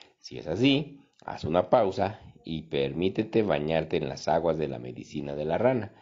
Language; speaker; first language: Spanish; native; Spanish